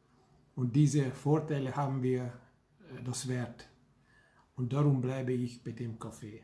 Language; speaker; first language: German; non-native, fluent; Hungarian